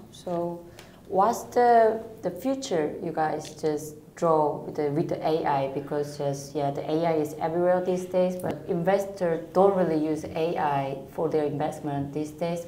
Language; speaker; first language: English; non-native, fluent; Korean